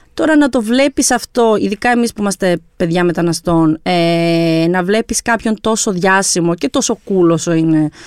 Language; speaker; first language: Greek; early bilingual, other home language; Albanian